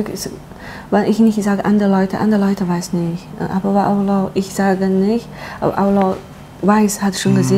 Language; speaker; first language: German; non-native, learner; Chinese